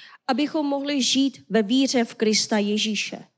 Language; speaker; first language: Czech; non-native, fluent; Korean